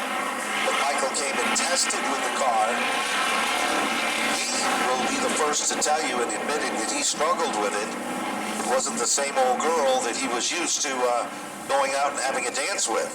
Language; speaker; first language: English; native; English